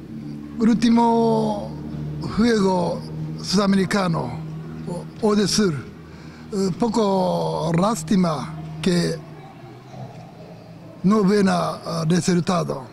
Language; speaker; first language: Spanish; non-native, learner; Japanese